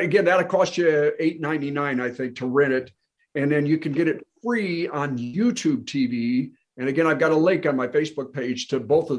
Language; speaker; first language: English; native; English